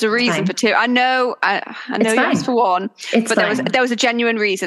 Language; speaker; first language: English; native; English